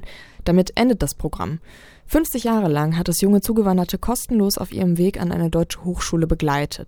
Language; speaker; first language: German; native; German